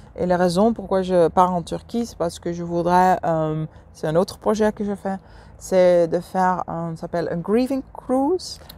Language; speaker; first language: French; non-native, fluent; Dutch